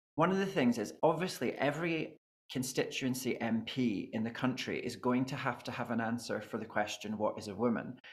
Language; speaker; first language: English; native; English